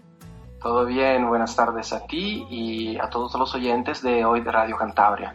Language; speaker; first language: Spanish; non-native, fluent; Italian